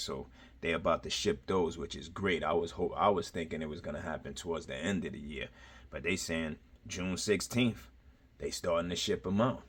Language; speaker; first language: English; native; English